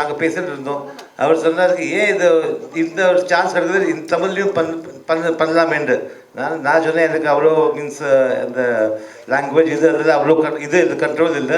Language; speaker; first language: Tamil; early bilingual, heritage; Tamil